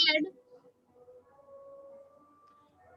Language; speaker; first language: English; non-native, learner; Hindi